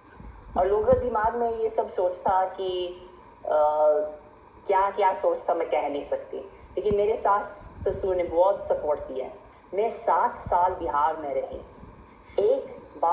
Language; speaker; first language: Hindi; non-native, fluent; English